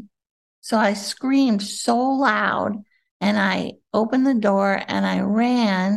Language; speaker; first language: English; native; English